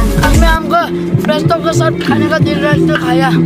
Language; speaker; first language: Hindi; non-native, local second language; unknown